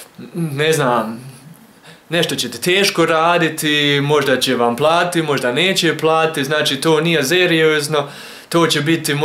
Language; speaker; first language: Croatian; early bilingual, heritage; Croatian